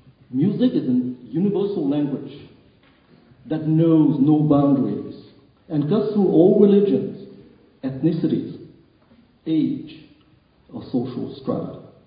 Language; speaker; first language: English; non-native, fluent; Vietnamese